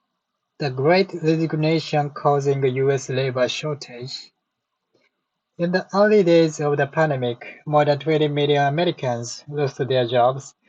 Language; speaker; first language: English; non-native, learner; Japanese